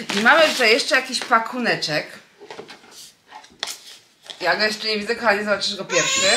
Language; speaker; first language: Polish; native; Polish